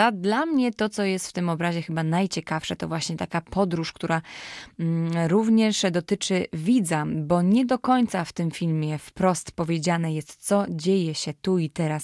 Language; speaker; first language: Polish; native; Polish